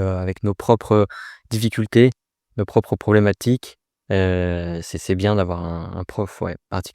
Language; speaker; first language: French; native; French